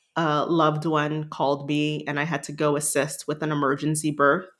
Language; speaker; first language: English; early bilingual, other home language; Haitian Creole